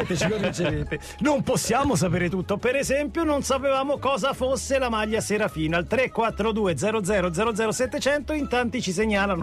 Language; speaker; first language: Italian; native; Italian